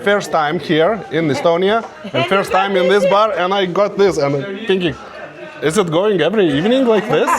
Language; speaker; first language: English; non-native, learner; Lithuanian